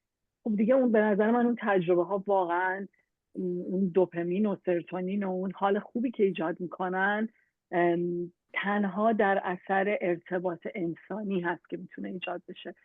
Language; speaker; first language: Persian; native; Persian